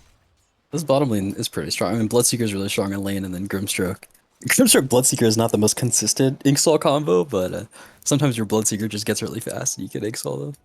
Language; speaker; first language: English; native; English